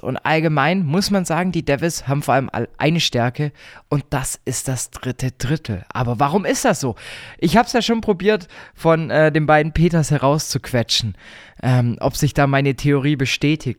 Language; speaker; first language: German; native; German